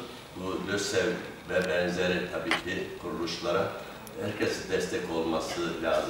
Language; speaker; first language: Turkish; native; Turkish